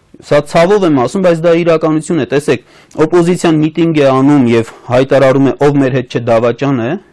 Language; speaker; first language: Armenian; native; Armenian